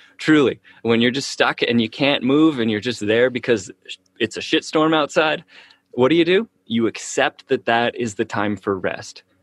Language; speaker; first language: English; native; English